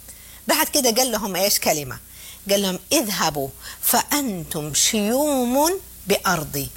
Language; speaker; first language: Arabic; native; Arabic